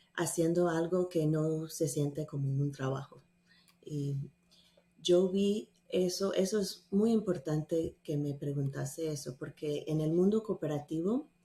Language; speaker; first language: Spanish; non-native, fluent; English